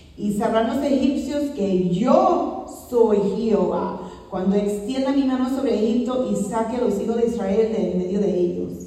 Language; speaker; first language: Spanish; non-native, fluent; English